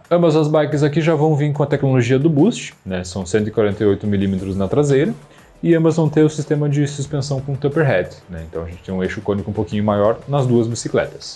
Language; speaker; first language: Portuguese; native; Portuguese